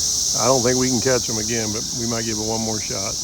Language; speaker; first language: English; native; English